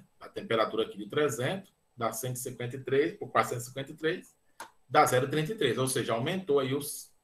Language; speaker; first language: Portuguese; native; Portuguese